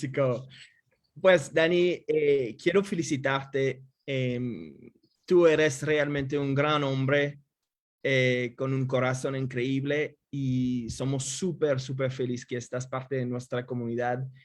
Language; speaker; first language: Spanish; non-native, fluent; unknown